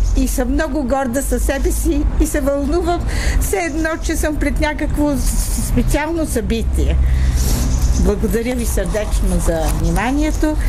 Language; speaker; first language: Bulgarian; native; Bulgarian